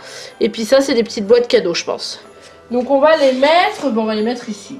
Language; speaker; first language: French; native; French